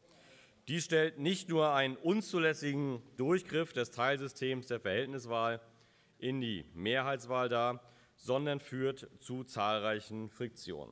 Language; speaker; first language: German; native; German